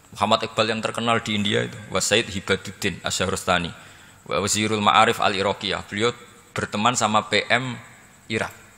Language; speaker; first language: Indonesian; non-native, local second language; Javanese